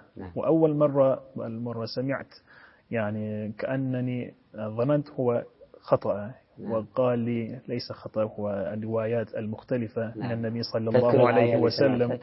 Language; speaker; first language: Arabic; non-native, fluent; Turkish